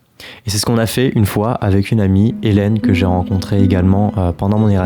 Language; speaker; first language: French; native; French